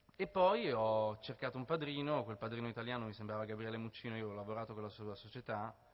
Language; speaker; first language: Italian; native; Italian